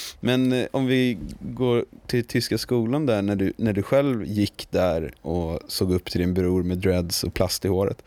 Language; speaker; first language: Swedish; native; Swedish